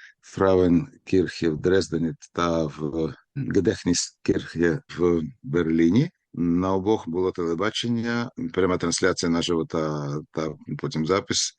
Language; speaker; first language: Ukrainian; non-native, local second language; Russian